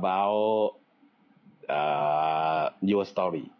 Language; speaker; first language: English; non-native, learner; Thai